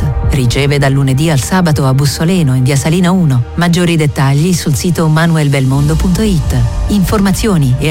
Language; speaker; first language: Italian; native; Italian